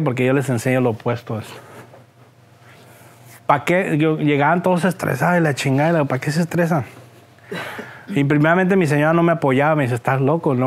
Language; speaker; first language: Spanish; early bilingual, heritage; Spanish